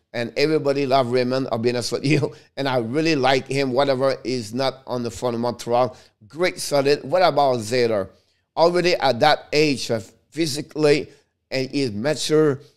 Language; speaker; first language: English; non-native, fluent; French